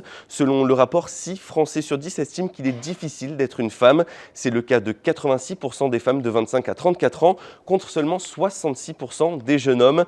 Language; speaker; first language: French; native; French